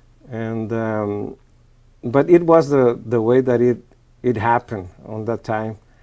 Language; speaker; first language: English; non-native, fluent; Spanish